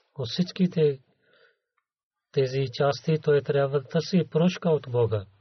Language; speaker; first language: Bulgarian; non-native, learner; Urdu